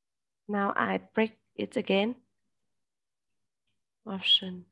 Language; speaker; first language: English; non-native, learner; Vietnamese